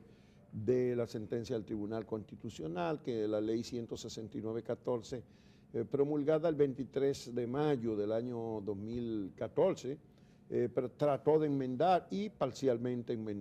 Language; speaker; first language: Spanish; native; Spanish